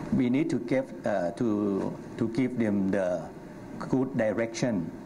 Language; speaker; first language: English; non-native, learner; Thai